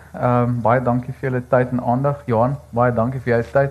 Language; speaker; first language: Afrikaans; native; Afrikaans